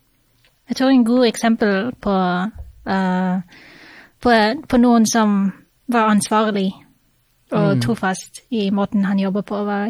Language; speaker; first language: Norwegian; non-native, fluent; English